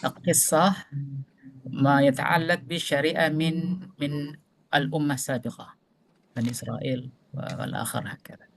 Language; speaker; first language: Arabic; non-native, learner; Indonesian